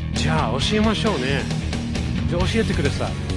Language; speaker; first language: Japanese; non-native, fluent; English